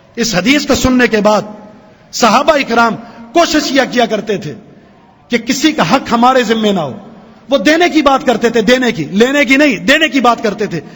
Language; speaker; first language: Urdu; native; Urdu